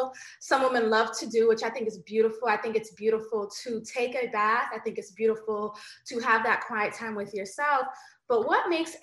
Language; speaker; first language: English; native; English